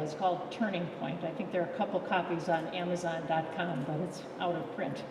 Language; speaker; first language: English; native; English